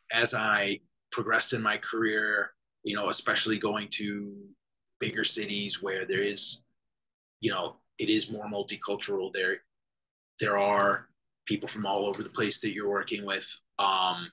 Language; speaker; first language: English; native; English